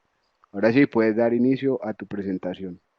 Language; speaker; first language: Spanish; native; Spanish